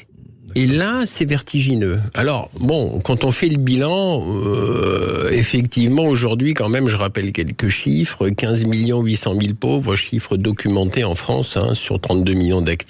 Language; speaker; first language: French; native; French